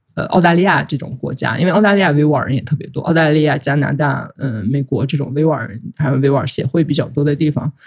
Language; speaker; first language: Chinese; non-native, local second language; Uyghur